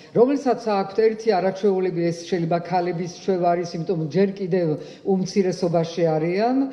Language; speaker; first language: Georgian; early bilingual, heritage; Georgian